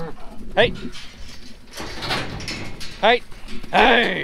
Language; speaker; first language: English; native; English